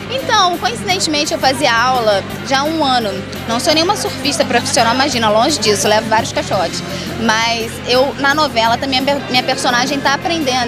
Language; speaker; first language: Portuguese; native; Portuguese